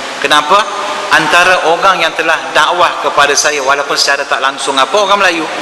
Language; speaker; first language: Malay; non-native, local second language; Tamil